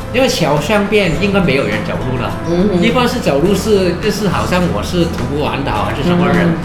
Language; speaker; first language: Chinese; non-native, fluent; Cantonese